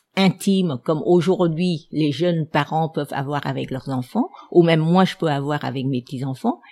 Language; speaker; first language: French; non-native, fluent; Vietnamese